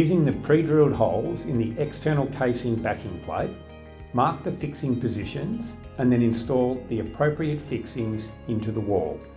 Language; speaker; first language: English; native; English